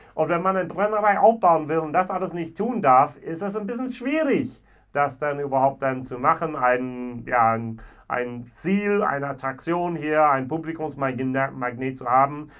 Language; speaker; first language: German; non-native, fluent; English